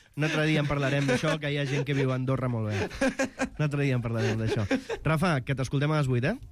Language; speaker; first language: Catalan; native; Catalan